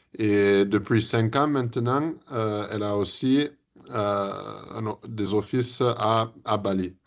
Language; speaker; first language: French; early bilingual, heritage; English